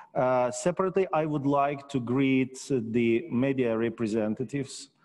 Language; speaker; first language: English; non-native, learner; Ukrainian